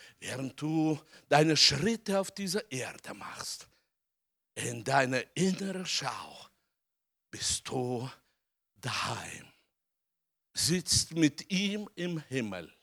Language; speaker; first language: German; non-native, fluent; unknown